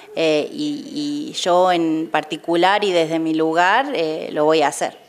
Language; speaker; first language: Spanish; native; Spanish